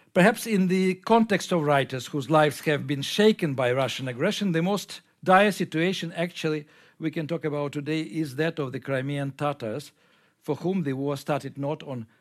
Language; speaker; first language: English; non-native, fluent; Ukrainian